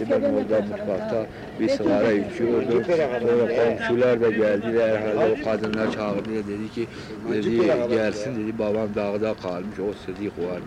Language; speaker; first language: Turkish; non-native, local second language; Kurdish